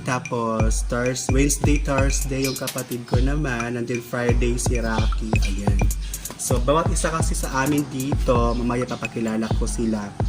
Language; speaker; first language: Filipino; non-native, local second language; Waray